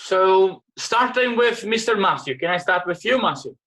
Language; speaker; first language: English; non-native, fluent; Portuguese